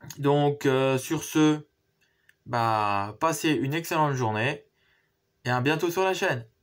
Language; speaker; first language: French; native; French